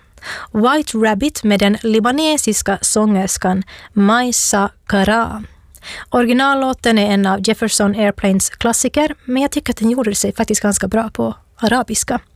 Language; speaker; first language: Swedish; native; Swedish